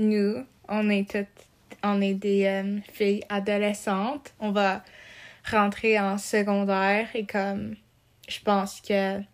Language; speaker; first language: French; non-native, local second language; English